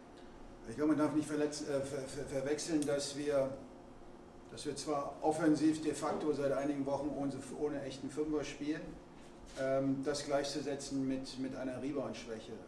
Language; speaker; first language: German; native; German